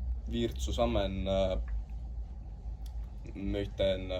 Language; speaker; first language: German; non-native, learner; Estonian